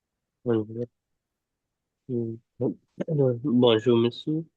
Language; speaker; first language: French; non-native, learner; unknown